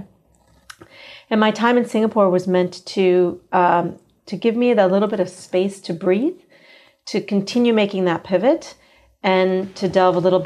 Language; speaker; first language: English; native; English